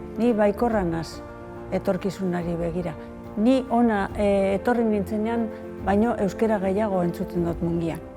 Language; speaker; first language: Basque; native; Basque